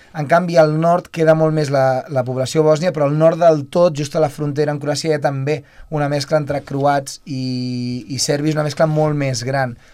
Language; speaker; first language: Catalan; native; Catalan